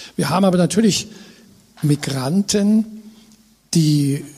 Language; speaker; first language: German; native; German